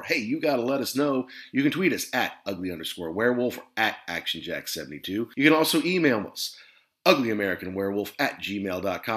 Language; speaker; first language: English; native; English